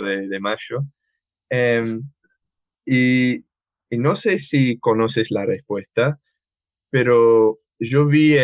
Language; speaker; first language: Spanish; non-native, fluent; English